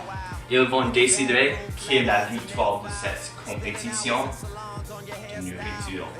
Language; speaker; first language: French; non-native, fluent; English